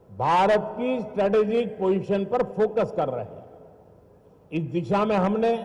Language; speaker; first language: Hindi; non-native, local second language; Gujarati